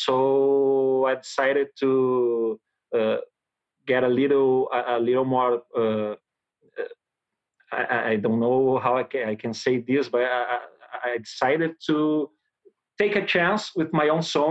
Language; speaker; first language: English; non-native, learner; Portuguese